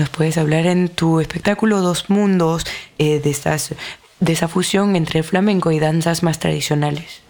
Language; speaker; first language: Spanish; non-native, fluent; French